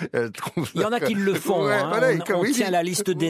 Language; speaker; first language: French; native; French